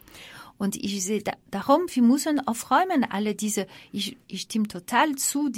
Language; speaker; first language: German; non-native, fluent; French